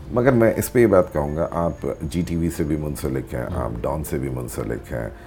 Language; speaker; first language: Urdu; native; Urdu